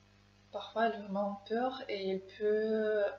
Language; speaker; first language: French; non-native, learner; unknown